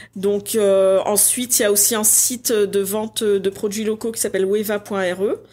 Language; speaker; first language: French; native; French